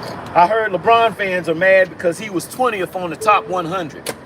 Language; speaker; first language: English; native; English